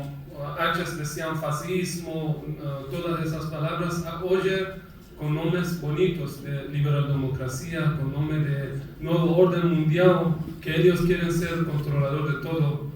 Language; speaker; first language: Spanish; non-native, fluent; Persian